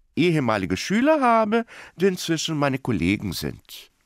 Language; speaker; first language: German; non-native, fluent; Portuguese